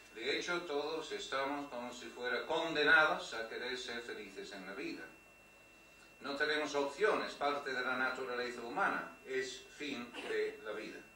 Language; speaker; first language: Spanish; non-native, fluent; English